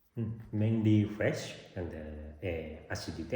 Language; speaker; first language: French; non-native, learner; Japanese